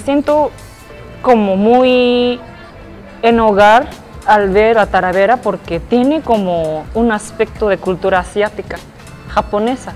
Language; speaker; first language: Spanish; non-native, fluent; Japanese